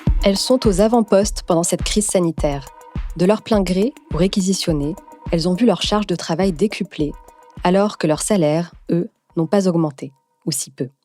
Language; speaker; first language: French; native; French